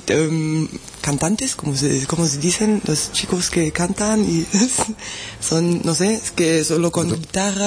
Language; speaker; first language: Spanish; non-native, fluent; German